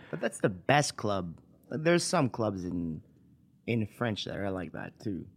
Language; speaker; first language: English; non-native, local second language; French